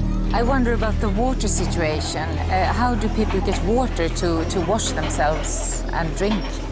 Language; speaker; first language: English; non-native, fluent; Swedish